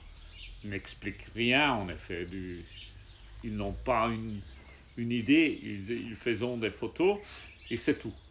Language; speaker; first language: French; non-native, learner; Czech